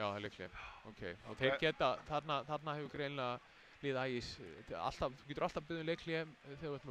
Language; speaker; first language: Icelandic; native; Icelandic